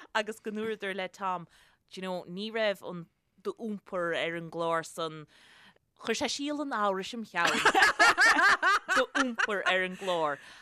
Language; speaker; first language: Irish; native; Irish